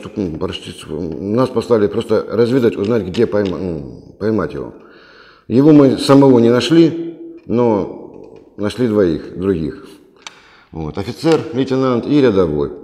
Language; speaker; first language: Russian; native; Russian